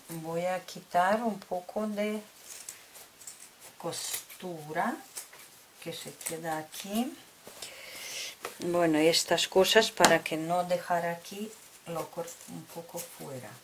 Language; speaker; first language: Spanish; non-native, fluent; Russian